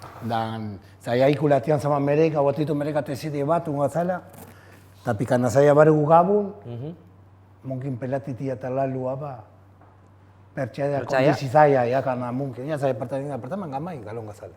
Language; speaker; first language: Indonesian; non-native, fluent; Spanish